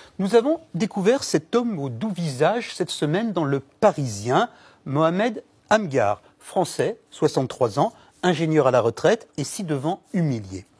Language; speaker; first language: French; native; French